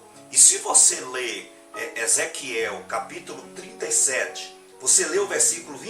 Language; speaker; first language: Portuguese; native; Portuguese